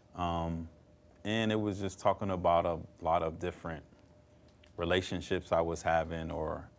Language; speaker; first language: English; native; English